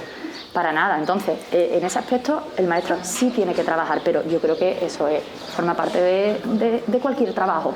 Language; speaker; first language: Spanish; native; Spanish